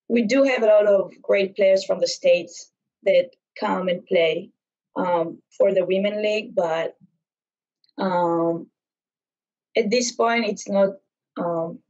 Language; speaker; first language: English; non-native, fluent; Hebrew